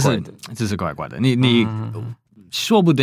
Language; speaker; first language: Chinese; non-native, fluent; English